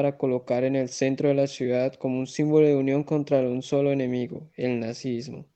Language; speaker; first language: Spanish; native; Spanish